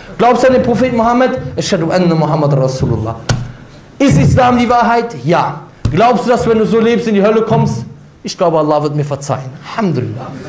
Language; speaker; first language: German; native; German